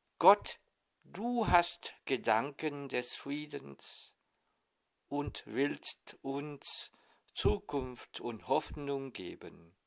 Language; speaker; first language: German; non-native, fluent; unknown